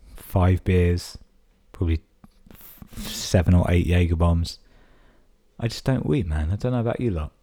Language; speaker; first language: English; native; English